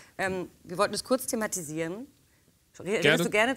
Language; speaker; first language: German; native; German